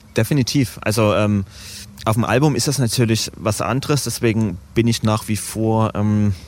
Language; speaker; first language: German; native; German